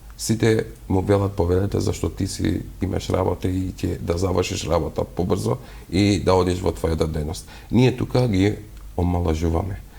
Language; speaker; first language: Macedonian; non-native, local second language; Albanian